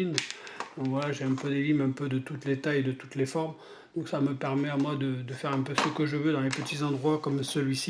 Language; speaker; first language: French; native; French